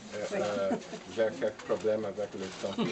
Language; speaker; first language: French; non-native, learner; Portuguese